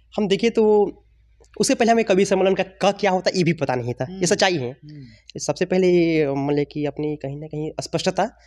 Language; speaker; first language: Hindi; native; Hindi